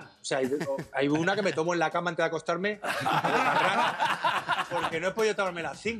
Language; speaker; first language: Spanish; native; Spanish